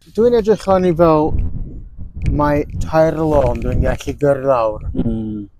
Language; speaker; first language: Welsh; non-native, fluent; English